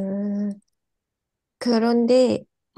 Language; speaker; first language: Korean; non-native, learner; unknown